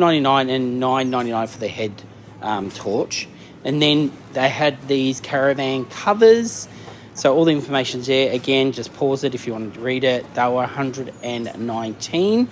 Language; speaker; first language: English; native; English